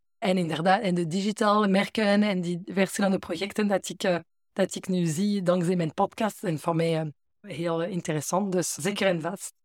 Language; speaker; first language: Dutch; non-native, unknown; French